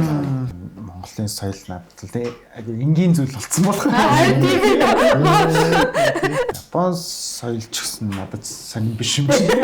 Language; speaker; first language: Mongolian; non-native, fluent; Japanese